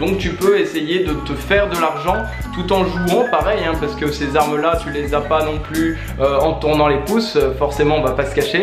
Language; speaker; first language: French; native; French